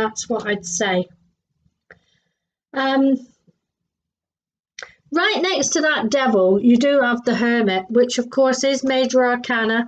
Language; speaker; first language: English; native; English